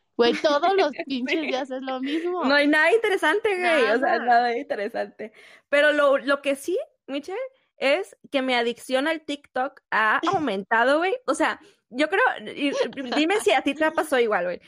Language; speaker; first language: Spanish; native; Spanish